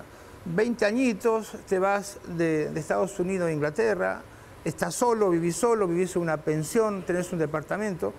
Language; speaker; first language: Spanish; native; Spanish